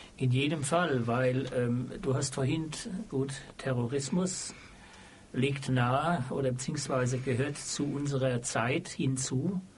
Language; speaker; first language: German; native; German